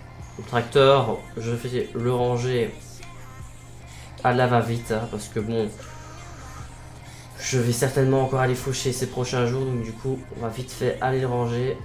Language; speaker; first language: French; native; French